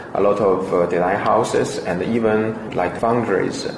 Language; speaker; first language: English; non-native, fluent; Chinese